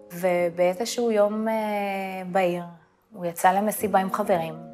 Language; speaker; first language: Hebrew; early bilingual, other home language; Russian